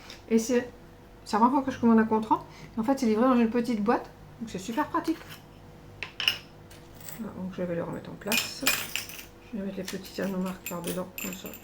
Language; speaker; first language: French; native; French